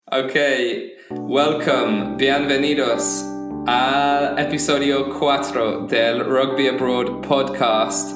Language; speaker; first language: Spanish; non-native, fluent; English